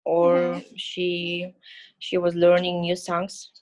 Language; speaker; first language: English; non-native, learner; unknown